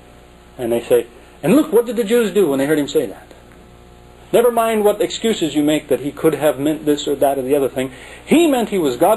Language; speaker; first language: English; native; English